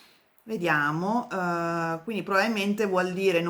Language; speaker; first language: Italian; native; Italian